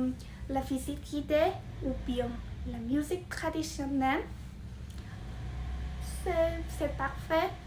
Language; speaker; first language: French; non-native, fluent; Vietnamese